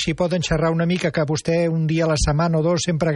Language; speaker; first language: Catalan; native; Catalan